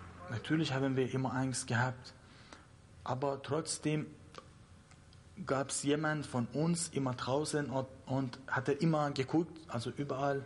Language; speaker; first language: German; non-native, learner; Persian